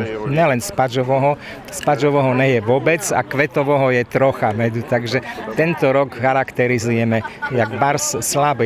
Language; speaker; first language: Slovak; non-native, local second language; Rusyn